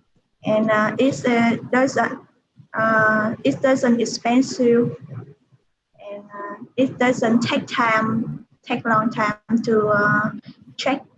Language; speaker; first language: English; non-native, learner; Vietnamese